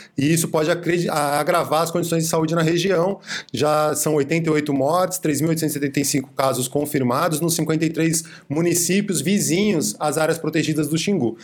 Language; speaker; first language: Portuguese; native; Portuguese